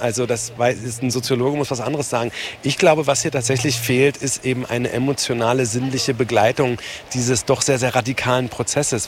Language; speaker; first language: German; native; German